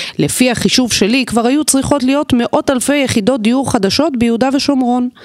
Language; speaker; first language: Hebrew; native; Hebrew